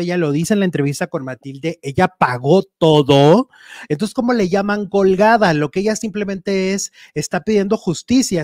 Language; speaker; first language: Spanish; native; Spanish